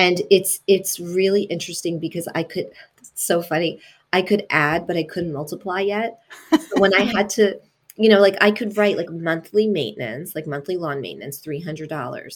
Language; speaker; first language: English; early bilingual, other home language; Italian